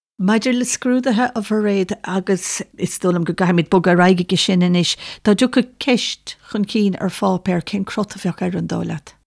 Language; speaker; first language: Irish; native; Irish